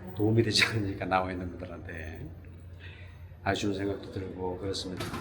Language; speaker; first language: Korean; native; Korean